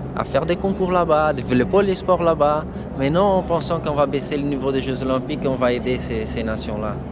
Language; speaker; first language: French; non-native, fluent; Portuguese